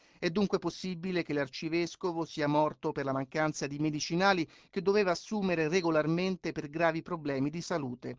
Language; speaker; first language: Italian; native; Italian